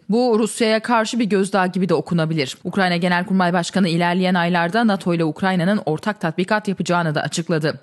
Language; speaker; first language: Turkish; native; Turkish